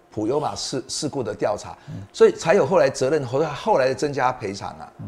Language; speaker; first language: Chinese; native; Chinese